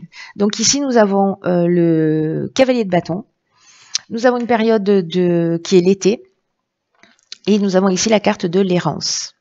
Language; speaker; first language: French; native; French